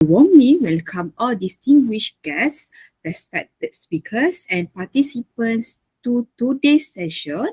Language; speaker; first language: English; non-native, fluent; Malay